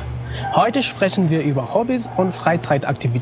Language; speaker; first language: German; non-native, fluent; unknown